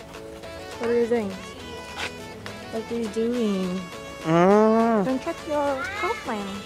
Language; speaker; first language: English; non-native, learner; Indonesian